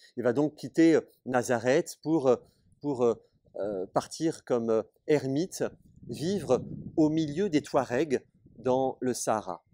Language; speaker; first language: French; native; French